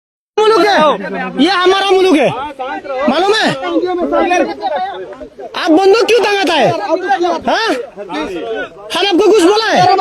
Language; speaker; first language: Hindi; non-native, learner; Bangla